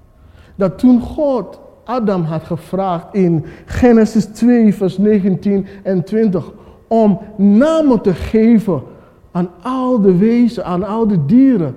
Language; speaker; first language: Dutch; non-native, fluent; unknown